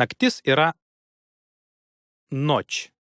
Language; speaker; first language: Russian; non-native, learner; Lithuanian